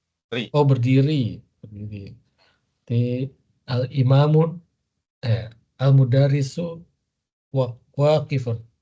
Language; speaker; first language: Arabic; non-native, learner; Indonesian